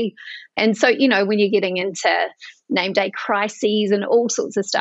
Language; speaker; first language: English; native; English